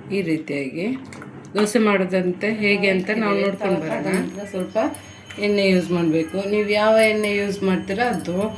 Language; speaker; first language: Kannada; non-native, local second language; Tulu